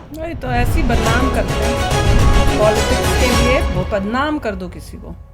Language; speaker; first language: Hindi; native; Hindi